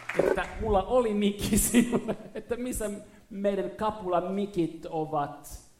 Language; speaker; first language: Finnish; non-native, fluent; French